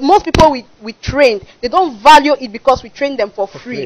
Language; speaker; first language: English; non-native, local second language; French